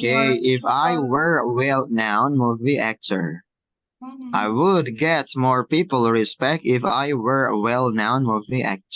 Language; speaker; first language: English; non-native, fluent; Indonesian